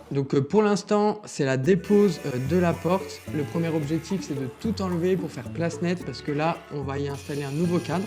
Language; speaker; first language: French; native; French